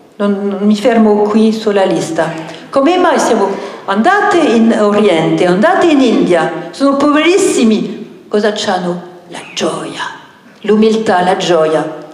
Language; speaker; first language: Italian; non-native, fluent; French